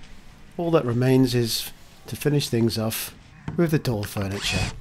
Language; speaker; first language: English; native; English